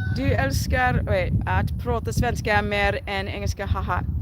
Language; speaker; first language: Swedish; non-native, learner; English